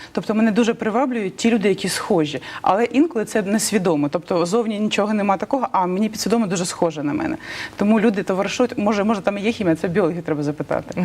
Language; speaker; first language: Ukrainian; non-native, local second language; Russian